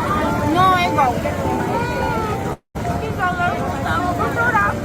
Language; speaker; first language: Portuguese; early bilingual, heritage; Portuguese